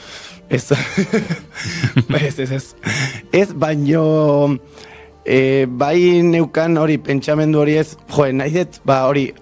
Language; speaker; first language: Basque; non-native, local second language; Spanish